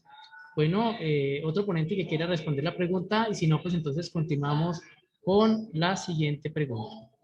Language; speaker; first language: Spanish; native; Spanish